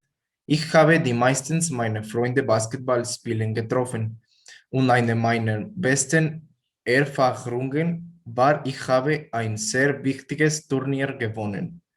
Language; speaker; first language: German; non-native, learner; Spanish